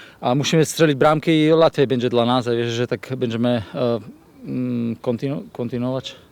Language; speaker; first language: Polish; non-native, learner; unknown